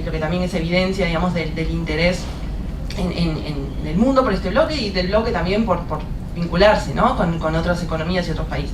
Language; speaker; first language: Spanish; native; Spanish